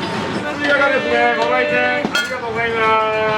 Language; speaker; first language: Japanese; native; Japanese